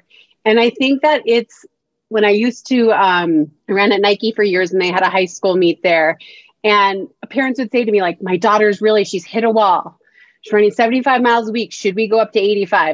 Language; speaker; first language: English; native; English